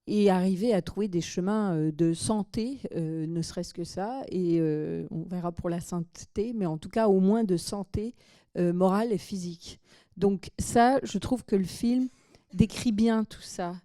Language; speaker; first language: French; native; French